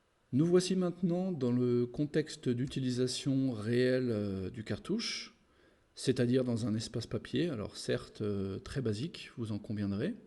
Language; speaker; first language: French; native; French